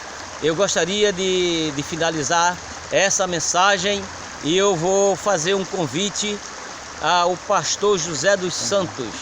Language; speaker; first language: Portuguese; native; Portuguese